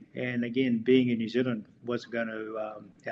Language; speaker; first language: English; native; English